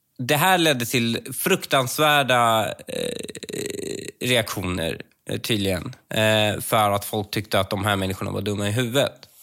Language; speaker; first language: Swedish; early bilingual, other home language; Persian